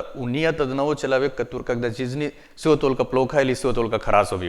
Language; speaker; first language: Russian; non-native, learner; Hindi